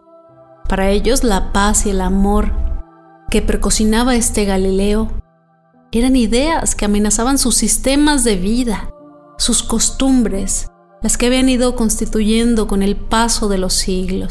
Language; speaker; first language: Spanish; native; Spanish